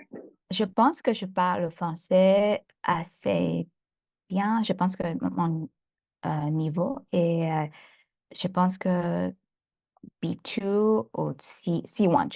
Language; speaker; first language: French; non-native, fluent; Thai